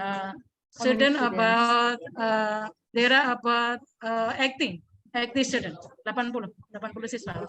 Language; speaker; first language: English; non-native, learner; Indonesian